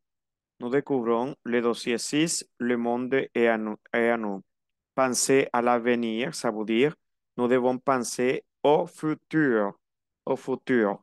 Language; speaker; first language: French; non-native, fluent; Spanish